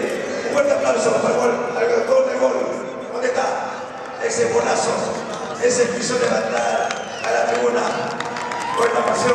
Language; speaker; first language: Spanish; native; Spanish